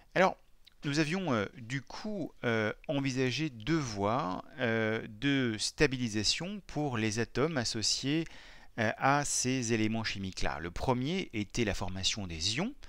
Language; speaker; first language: French; native; French